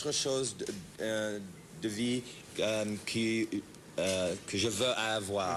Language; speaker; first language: French; non-native, learner; English